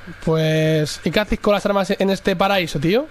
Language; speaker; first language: Spanish; native; Spanish